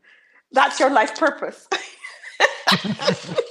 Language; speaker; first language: English; non-native, local second language; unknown